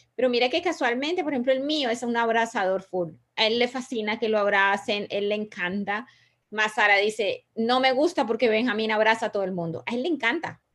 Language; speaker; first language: Spanish; native; Spanish